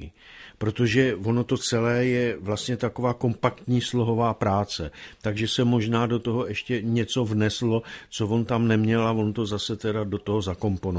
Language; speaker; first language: Czech; native; Czech